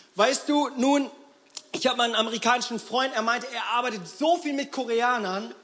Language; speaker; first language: German; early bilingual, other home language; Korean